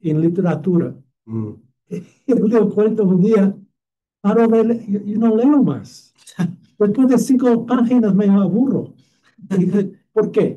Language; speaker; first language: Spanish; non-native, fluent; English